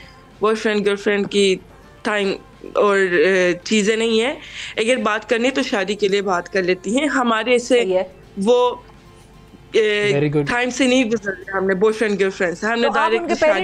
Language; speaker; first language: Hindi; non-native, fluent; Turkish